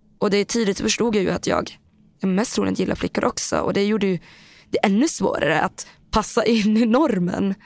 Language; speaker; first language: Swedish; native; Swedish